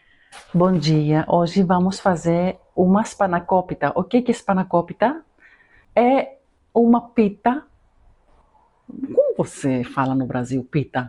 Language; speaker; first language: Portuguese; non-native, fluent; Greek